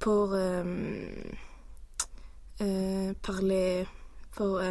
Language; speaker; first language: French; non-native, learner; Swedish